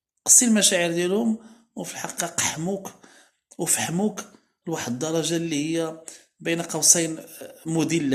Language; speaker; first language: Arabic; native; Arabic